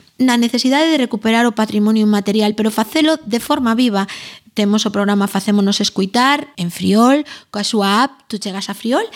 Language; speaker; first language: Galician; native; Galician